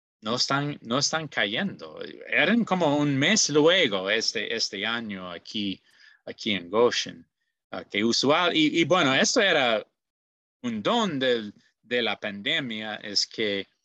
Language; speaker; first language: Spanish; non-native, learner; English